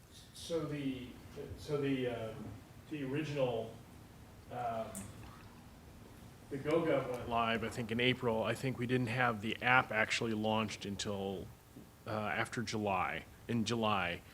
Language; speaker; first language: English; native; English